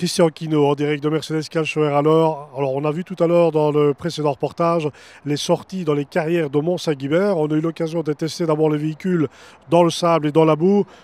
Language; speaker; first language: French; native; French